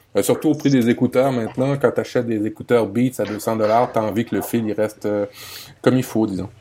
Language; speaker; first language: French; native; French